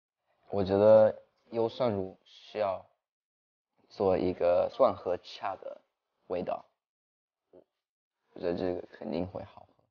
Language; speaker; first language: Chinese; early bilingual, heritage; Chinese